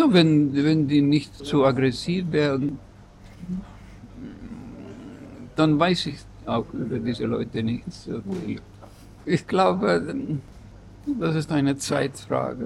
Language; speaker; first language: German; non-native, fluent; Estonian